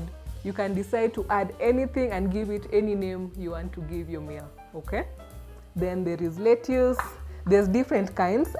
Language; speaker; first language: English; non-native, local second language; Swahili